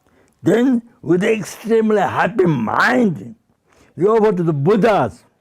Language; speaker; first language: English; non-native, fluent; Sherpa